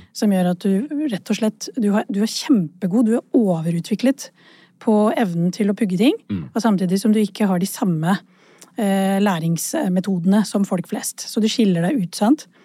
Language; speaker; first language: Norwegian; early bilingual, other home language; Urdu